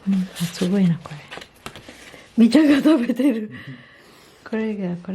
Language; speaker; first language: Japanese; non-native, fluent; Filipino